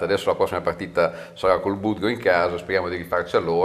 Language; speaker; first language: Italian; native; Italian